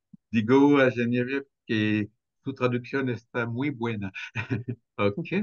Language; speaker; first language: Spanish; non-native, fluent; French